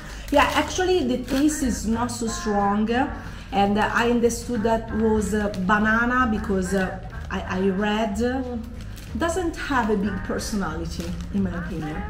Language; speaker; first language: English; non-native, fluent; Italian